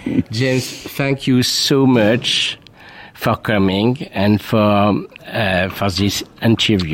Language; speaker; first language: English; non-native, learner; French